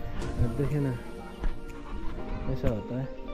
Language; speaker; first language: Hindi; non-native, local second language; Nepali